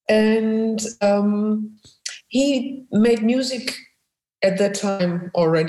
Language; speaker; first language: English; non-native, fluent; German